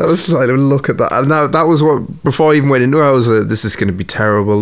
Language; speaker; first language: English; native; English